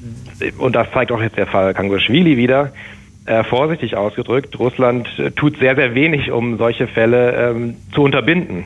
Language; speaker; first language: German; native; German